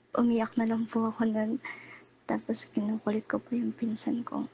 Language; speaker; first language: Filipino; native; Filipino